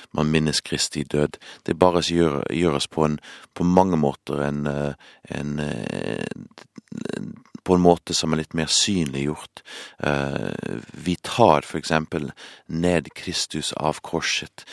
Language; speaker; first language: Norwegian; non-native, fluent; English